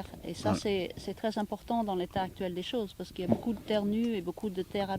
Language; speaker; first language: French; non-native, fluent; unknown